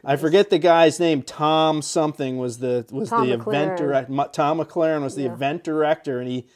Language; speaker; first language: English; native; English